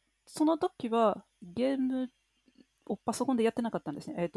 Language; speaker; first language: Japanese; non-native, fluent; French